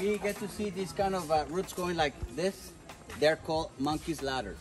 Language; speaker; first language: English; non-native, fluent; Spanish